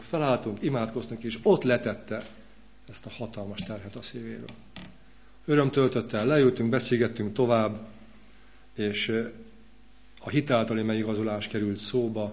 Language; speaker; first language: Hungarian; native; Hungarian